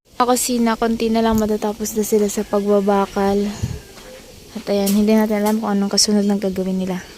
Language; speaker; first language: Filipino; native; Filipino